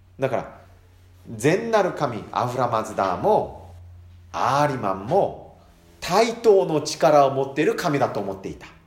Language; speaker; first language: Japanese; non-native, fluent; Korean